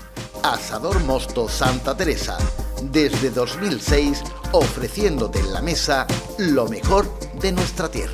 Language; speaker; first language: Spanish; native; Spanish